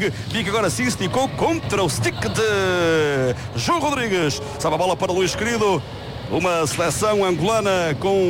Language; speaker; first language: Portuguese; native; Portuguese